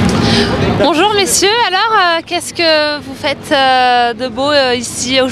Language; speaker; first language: French; native; French